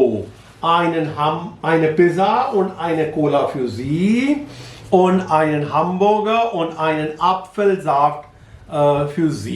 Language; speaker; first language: German; non-native, fluent; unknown